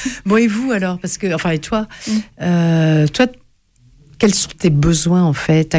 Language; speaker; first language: French; native; French